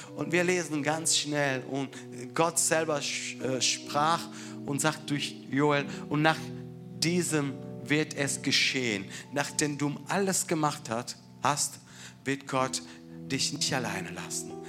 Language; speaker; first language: German; non-native, fluent; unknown